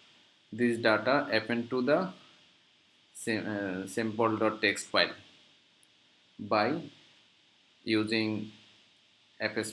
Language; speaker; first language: English; non-native, learner; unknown